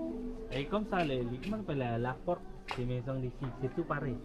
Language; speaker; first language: French; non-native, learner; Balinese